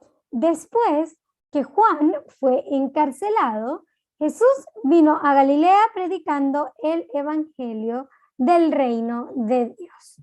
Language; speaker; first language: Spanish; native; Spanish